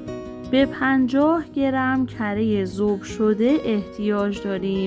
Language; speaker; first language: Persian; native; Persian